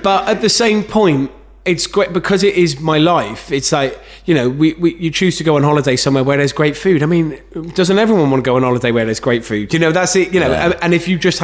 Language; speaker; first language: English; native; English